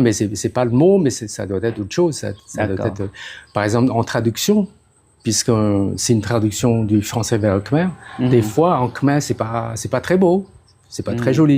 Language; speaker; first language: French; non-native, fluent; Khmer